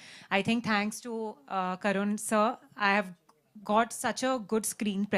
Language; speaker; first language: Telugu; non-native, learner; Hindi